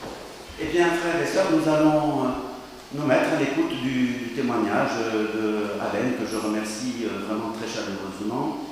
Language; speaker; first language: French; native; French